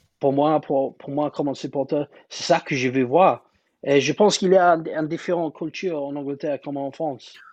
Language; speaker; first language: French; non-native, learner; English